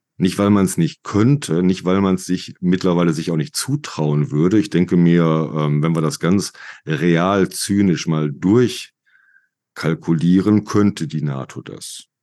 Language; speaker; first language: German; native; German